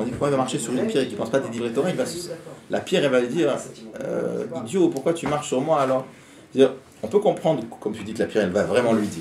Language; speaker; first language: French; native; French